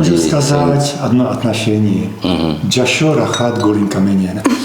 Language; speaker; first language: Russian; non-native, learner; Czech